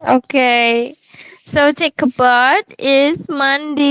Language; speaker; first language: English; non-native, fluent; Indonesian